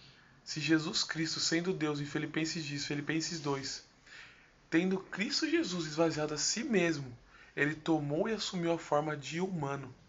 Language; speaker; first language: Portuguese; native; Portuguese